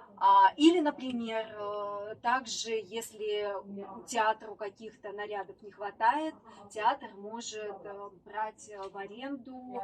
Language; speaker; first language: Russian; native; Russian